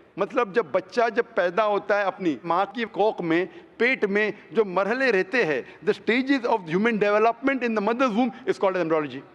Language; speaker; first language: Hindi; non-native, local second language; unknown